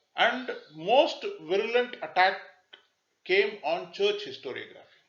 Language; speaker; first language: English; non-native, local second language; Tamil